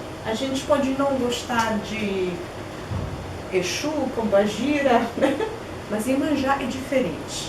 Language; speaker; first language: Portuguese; non-native, fluent; Polish